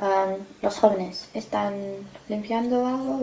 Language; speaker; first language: Spanish; non-native, learner; English